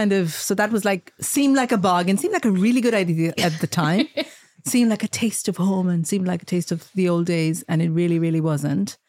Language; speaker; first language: English; non-native, local second language; Malayalam